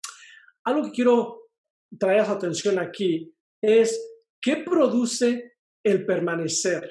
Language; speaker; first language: Spanish; native; Spanish